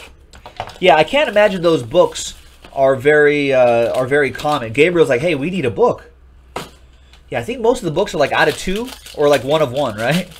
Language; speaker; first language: English; native; English